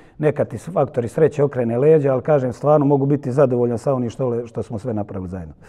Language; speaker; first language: Croatian; native; Croatian